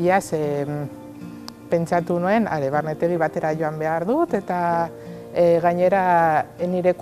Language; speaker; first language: Basque; non-native, local second language; Spanish